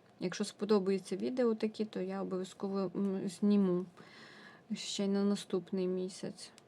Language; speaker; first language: Ukrainian; non-native, local second language; Russian